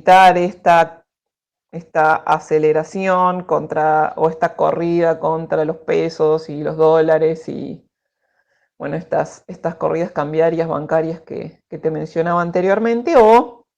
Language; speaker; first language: Spanish; native; Spanish